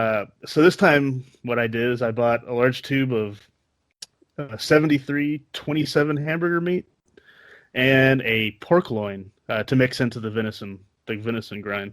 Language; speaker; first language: English; native; English